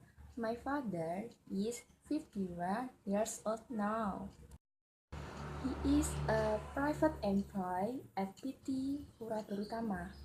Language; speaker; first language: English; non-native, learner; Indonesian